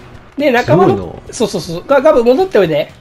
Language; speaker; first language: Japanese; native; Japanese